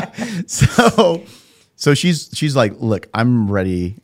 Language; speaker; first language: English; native; English